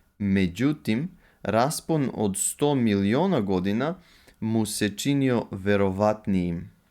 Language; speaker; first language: Serbian; native; Serbian